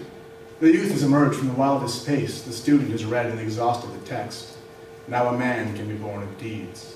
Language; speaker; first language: English; native; English